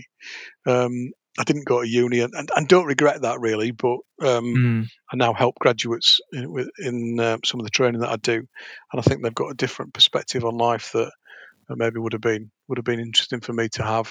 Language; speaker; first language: English; native; English